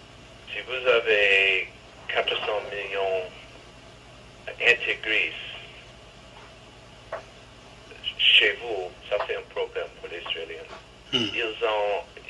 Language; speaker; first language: French; non-native, fluent; English